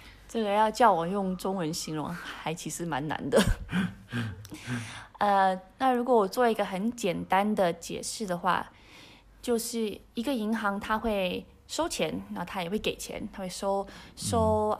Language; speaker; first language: Chinese; early bilingual, heritage; Chinese